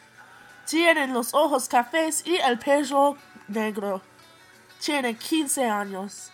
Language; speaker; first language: Spanish; non-native, learner; English